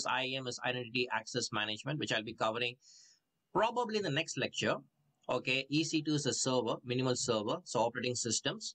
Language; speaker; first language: English; non-native, local second language; Tamil